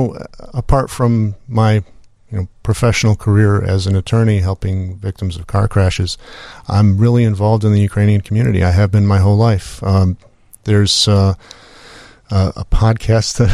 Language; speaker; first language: English; early bilingual, other home language; Ukrainian